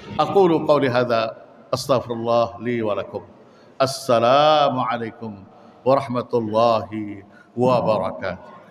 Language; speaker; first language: Malay; native; Malay